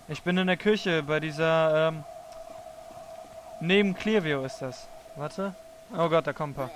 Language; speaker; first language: German; native; German